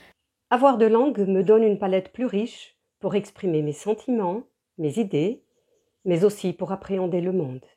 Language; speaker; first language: French; early bilingual, heritage; French